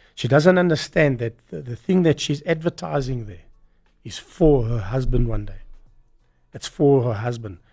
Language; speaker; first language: English; native; English